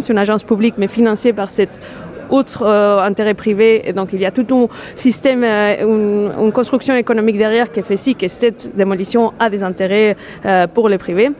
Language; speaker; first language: French; non-native, fluent; Spanish